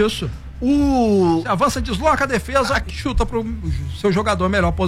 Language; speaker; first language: Portuguese; native; Portuguese